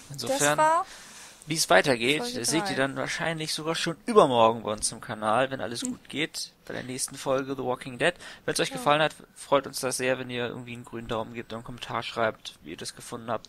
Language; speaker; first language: German; native; German